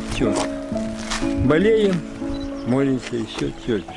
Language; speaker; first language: Russian; non-native, local second language; Ukrainian